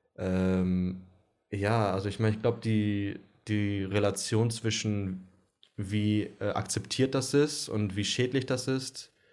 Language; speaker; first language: German; early bilingual, other home language; Greek